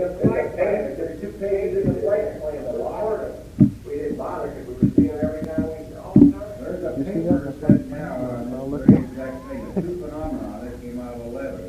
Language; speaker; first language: English; native; English